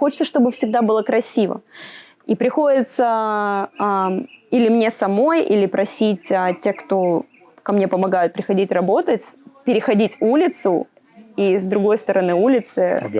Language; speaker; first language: Russian; native; Russian